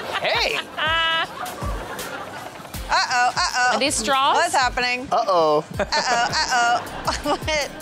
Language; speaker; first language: English; native; English